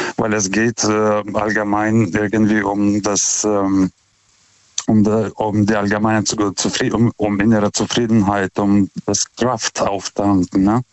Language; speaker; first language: German; non-native, fluent; Lithuanian